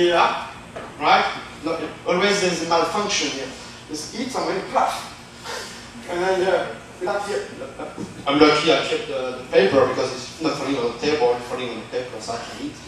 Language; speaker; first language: English; non-native, fluent; French